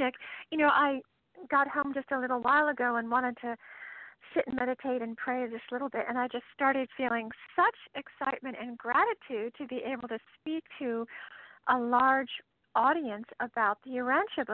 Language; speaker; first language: English; native; English